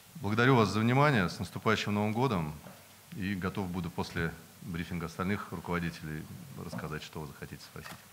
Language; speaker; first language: Russian; native; Russian